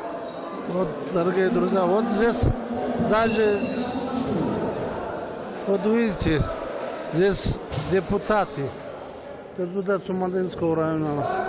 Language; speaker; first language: Russian; non-native, local second language; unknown